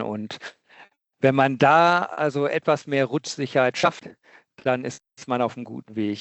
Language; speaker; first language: German; native; German